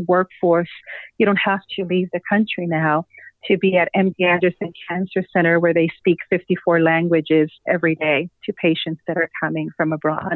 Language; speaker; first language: English; non-native, fluent; Spanish